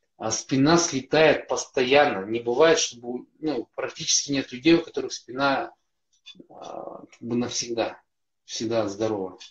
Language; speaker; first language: Russian; native; Russian